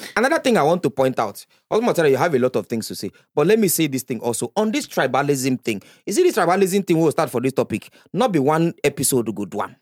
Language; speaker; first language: English; non-native, local second language; Igbo